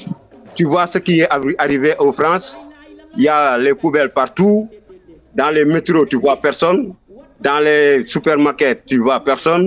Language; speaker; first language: French; non-native, local second language; Wolof